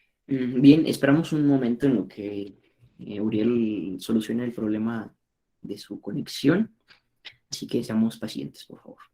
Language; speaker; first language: Spanish; native; Spanish